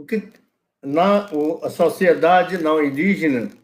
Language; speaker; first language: Portuguese; non-native, local second language; Yanomámi